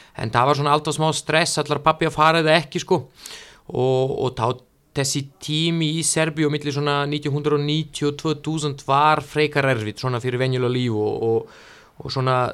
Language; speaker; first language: Icelandic; non-native, fluent; Serbian